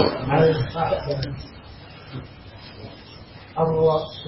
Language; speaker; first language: Arabic; non-native, learner; Indonesian